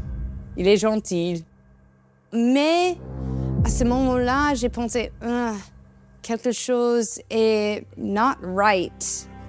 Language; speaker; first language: French; non-native, learner; English